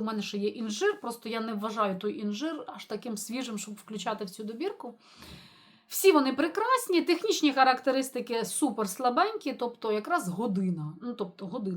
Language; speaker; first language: Ukrainian; native; Ukrainian